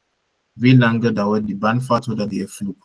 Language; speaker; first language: German; non-native, learner; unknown